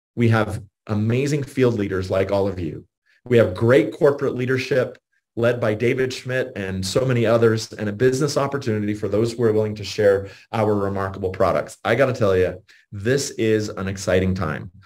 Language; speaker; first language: English; native; English